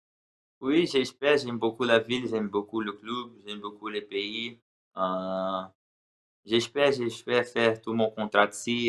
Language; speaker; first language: French; non-native, learner; Portuguese